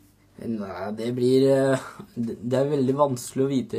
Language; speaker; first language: Norwegian; native; Norwegian